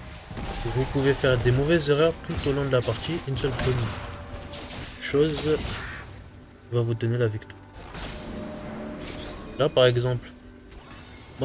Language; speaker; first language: French; native; French